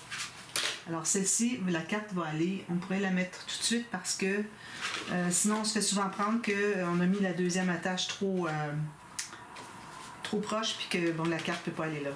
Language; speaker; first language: French; native; French